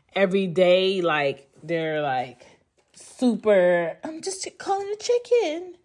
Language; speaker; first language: English; native; English